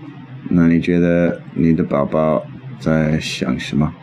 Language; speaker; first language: Chinese; non-native, learner; English